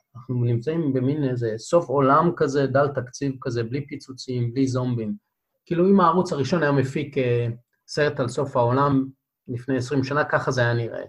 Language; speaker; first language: Hebrew; native; Hebrew